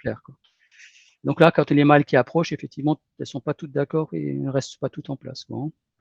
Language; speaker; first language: French; native; French